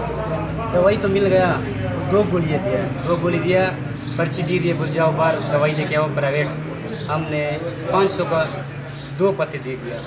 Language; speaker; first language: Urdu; non-native, local second language; Pashto